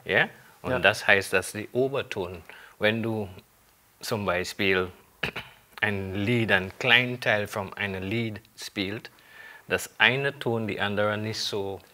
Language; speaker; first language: German; non-native, fluent; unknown